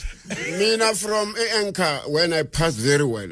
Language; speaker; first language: English; non-native, local second language; Zulu